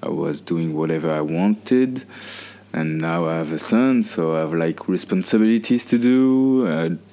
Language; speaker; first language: English; non-native, fluent; French